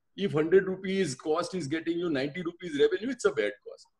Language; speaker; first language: English; non-native, local second language; Gujarati